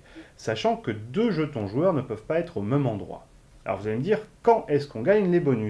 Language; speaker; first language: French; native; French